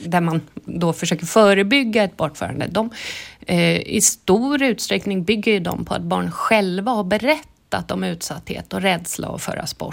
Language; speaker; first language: Swedish; native; Swedish